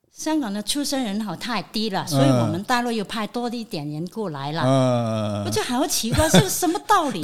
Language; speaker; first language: Chinese; non-native, fluent; Cantonese